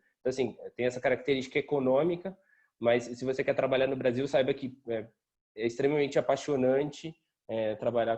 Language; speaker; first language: Portuguese; native; Portuguese